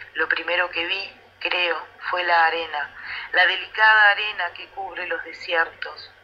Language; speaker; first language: Spanish; native; Spanish